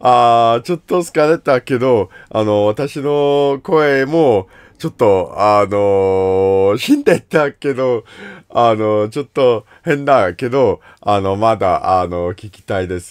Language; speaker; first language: Japanese; non-native, learner; English